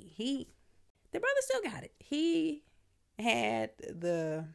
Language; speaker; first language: English; native; English